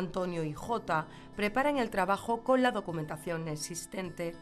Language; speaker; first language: Spanish; native; Spanish